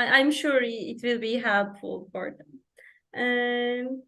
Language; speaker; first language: English; non-native, fluent; Turkish